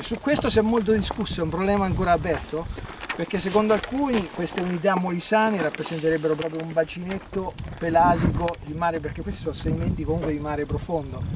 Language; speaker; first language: Italian; native; Italian